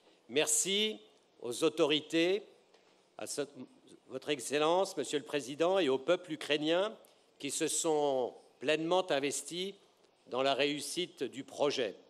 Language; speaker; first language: French; native; French